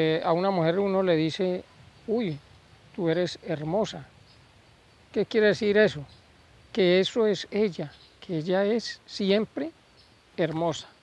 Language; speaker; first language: Spanish; native; Spanish